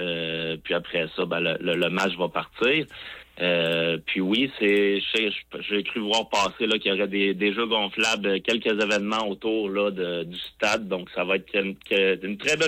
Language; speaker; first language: French; native; French